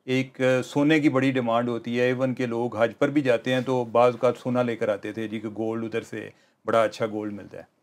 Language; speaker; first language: Urdu; native; Urdu